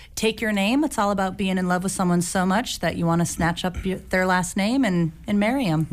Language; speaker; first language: English; native; English